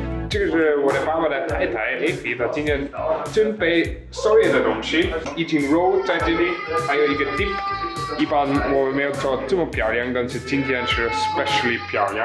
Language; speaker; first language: Chinese; non-native, fluent; German